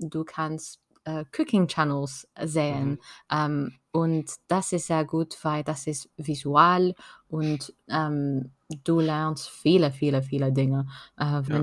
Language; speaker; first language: German; non-native, learner; French